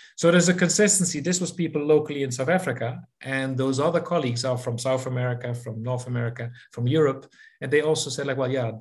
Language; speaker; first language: English; non-native, fluent; Dutch